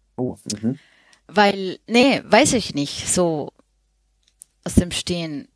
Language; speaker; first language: German; non-native, fluent; Spanish